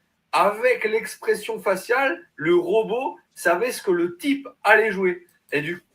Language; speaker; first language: French; native; French